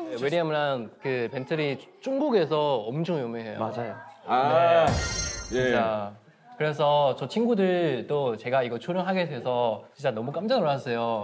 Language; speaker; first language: Korean; non-native, fluent; Chinese